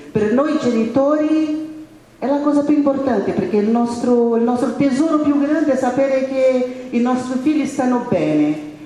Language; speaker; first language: Italian; non-native, fluent; Spanish